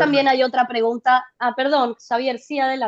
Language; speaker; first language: Spanish; native; Spanish